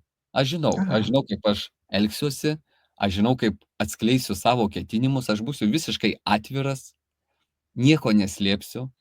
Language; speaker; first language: Lithuanian; native; Lithuanian